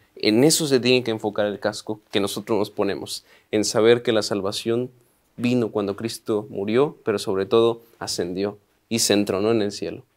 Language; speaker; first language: Spanish; native; Spanish